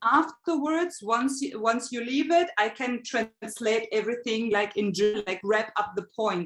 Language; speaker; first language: English; non-native, fluent; German